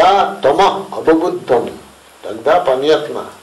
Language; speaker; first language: Russian; non-native, learner; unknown